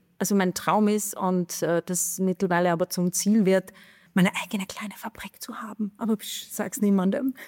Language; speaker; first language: German; non-native, fluent; Czech